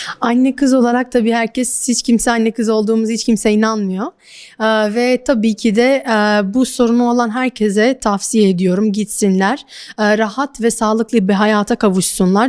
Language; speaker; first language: Turkish; non-native, fluent; Albanian